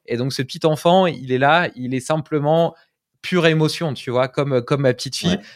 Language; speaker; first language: French; native; French